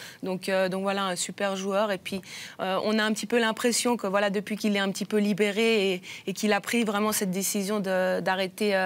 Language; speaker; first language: French; native; French